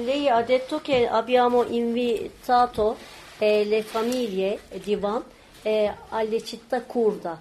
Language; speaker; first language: Italian; non-native, learner; Turkish